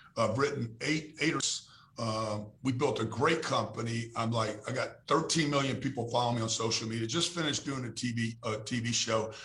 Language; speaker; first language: English; native; English